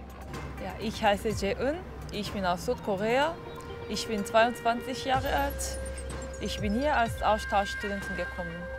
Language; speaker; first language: German; non-native, fluent; Korean